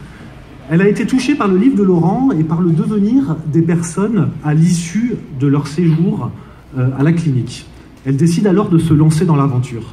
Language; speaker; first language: French; native; French